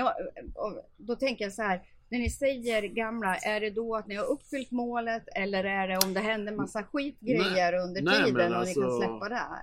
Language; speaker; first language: Swedish; native; Swedish